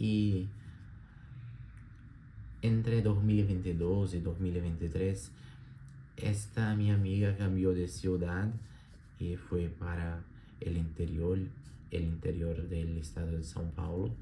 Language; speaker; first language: Spanish; non-native, learner; Portuguese